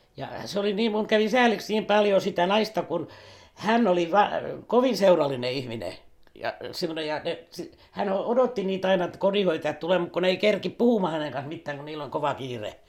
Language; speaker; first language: Finnish; native; Finnish